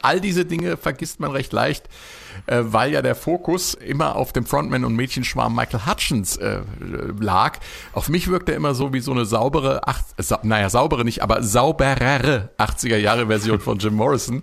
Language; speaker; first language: German; native; German